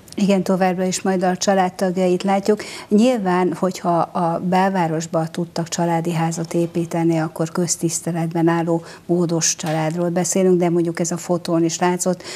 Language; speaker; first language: Hungarian; native; Hungarian